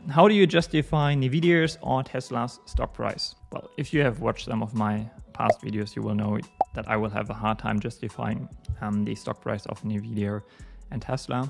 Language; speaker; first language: English; non-native, fluent; German